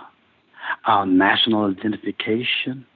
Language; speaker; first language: English; native; English